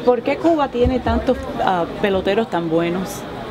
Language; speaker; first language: Spanish; early bilingual, heritage; Spanish